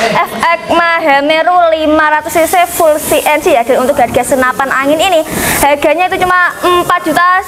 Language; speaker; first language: Indonesian; native; Indonesian